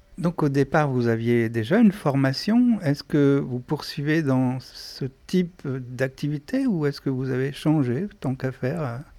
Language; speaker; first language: French; native; French